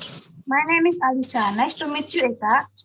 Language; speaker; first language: English; non-native, learner; Indonesian